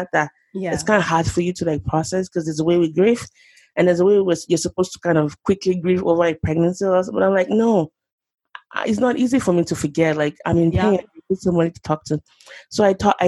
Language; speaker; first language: English; non-native, local second language; Yoruba